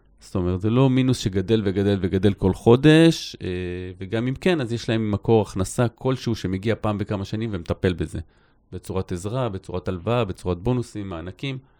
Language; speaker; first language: Hebrew; native; Hebrew